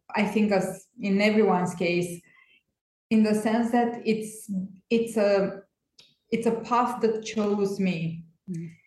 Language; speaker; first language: English; non-native, fluent; Romanian